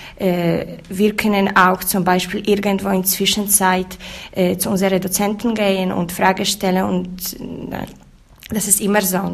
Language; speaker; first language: German; non-native, learner; Polish